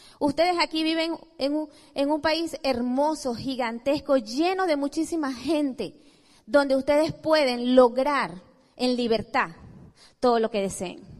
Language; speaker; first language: Spanish; native; Spanish